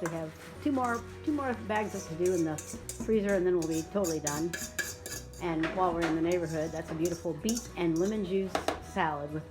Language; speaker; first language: English; native; English